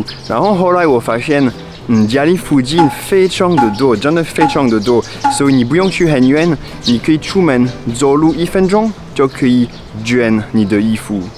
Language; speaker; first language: Chinese; non-native, fluent; French